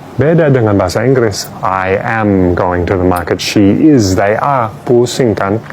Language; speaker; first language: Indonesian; non-native, fluent; English